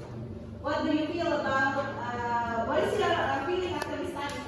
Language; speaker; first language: English; non-native, fluent; Indonesian